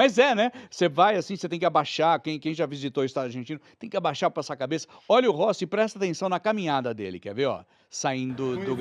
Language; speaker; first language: Portuguese; native; Portuguese